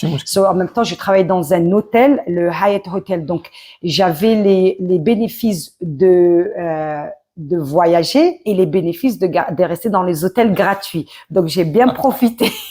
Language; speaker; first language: French; early bilingual, other home language; Arabic